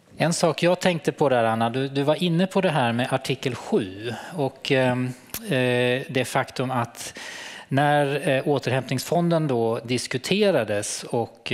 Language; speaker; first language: Swedish; native; Swedish